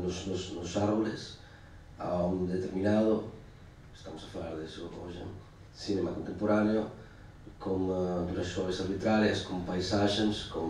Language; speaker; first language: Portuguese; non-native, fluent; Spanish